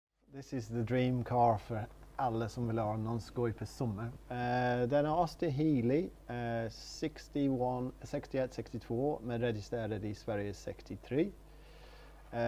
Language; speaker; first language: Swedish; non-native, learner; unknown